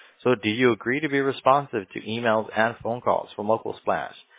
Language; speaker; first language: English; early bilingual, other home language; Spanish